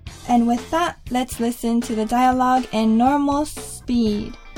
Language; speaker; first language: English; early bilingual, other home language; Japanese